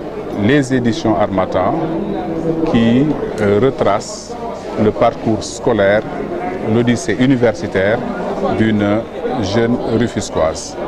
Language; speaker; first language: French; non-native, local second language; Wolof